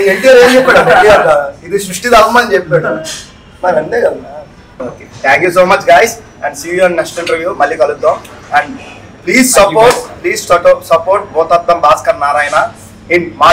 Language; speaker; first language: Telugu; native; Telugu